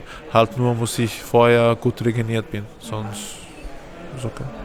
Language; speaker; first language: German; non-native, fluent; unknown